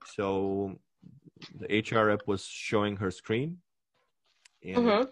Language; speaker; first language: English; non-native, fluent; Romanian